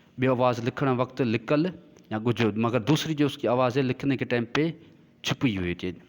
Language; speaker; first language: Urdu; non-native, local second language; Sindhi